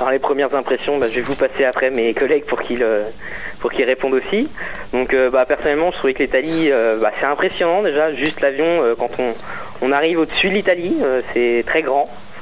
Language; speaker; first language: French; native; French